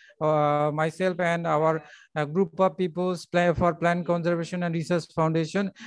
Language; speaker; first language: English; non-native, local second language; Bangla